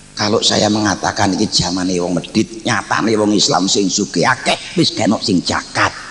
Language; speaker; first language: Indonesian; non-native, local second language; Javanese